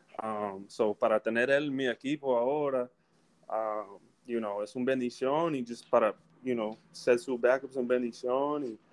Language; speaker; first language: Spanish; early bilingual, heritage; English